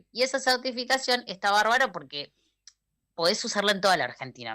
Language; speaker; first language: Spanish; native; Spanish